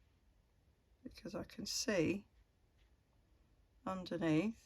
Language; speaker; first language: English; native; English